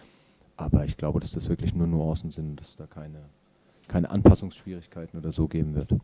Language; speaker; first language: German; native; German